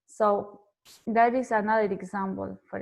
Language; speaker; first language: English; non-native, fluent; Spanish